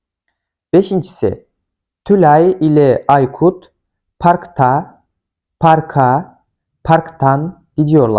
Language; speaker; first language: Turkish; non-native, fluent; Kyrgyz